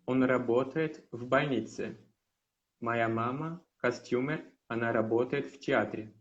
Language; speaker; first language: Russian; non-native, learner; Portuguese